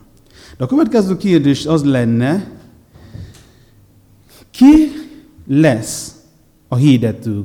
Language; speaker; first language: Hungarian; non-native, learner; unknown